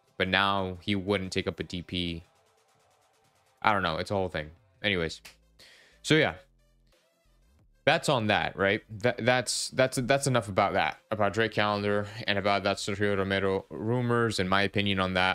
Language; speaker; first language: English; native; English